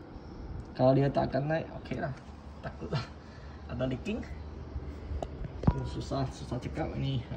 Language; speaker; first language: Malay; non-native, local second language; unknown